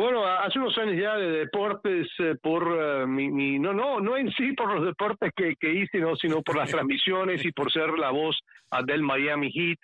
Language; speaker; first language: Spanish; early bilingual, heritage; Spanish